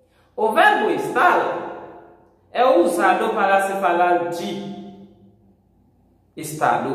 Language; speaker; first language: Portuguese; non-native, fluent; Haitian Creole